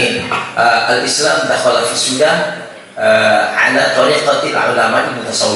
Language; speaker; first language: Arabic; non-native, fluent; Javanese